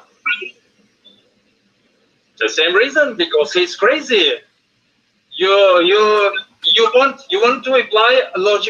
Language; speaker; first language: English; non-native, fluent; Russian